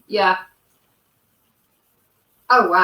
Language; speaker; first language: English; native; English